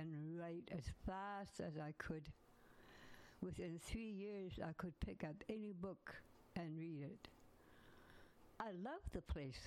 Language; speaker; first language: English; non-native, fluent; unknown